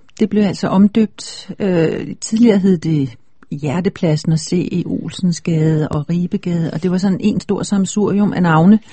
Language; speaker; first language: Danish; native; Danish